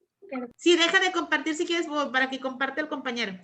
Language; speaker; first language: Spanish; native; Spanish